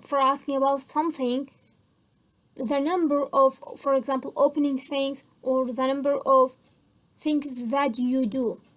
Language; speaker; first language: English; non-native, fluent; Central Kurdish